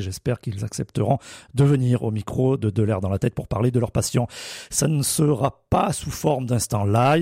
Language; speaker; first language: French; native; French